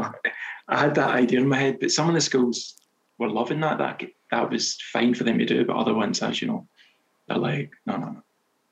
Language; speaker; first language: English; native; English